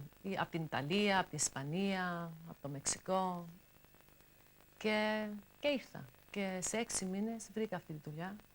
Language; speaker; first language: Greek; early bilingual, heritage; English